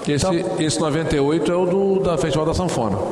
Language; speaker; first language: Portuguese; native; Portuguese